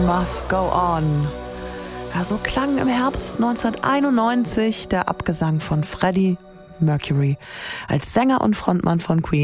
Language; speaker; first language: German; native; German